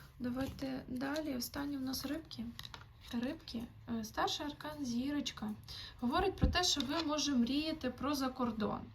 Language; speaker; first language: Ukrainian; non-native, local second language; Russian